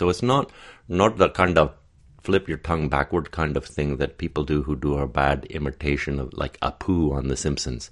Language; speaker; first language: English; native; English